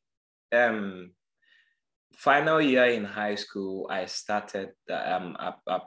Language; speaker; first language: English; non-native, local second language; Akan